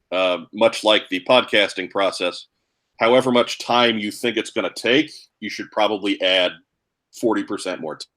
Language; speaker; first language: English; native; English